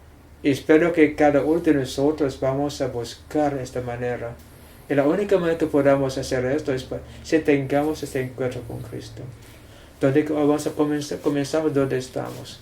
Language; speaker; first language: Spanish; non-native, fluent; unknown